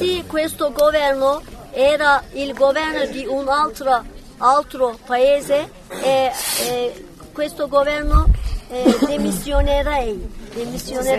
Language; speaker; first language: Italian; non-native, learner; Kurdish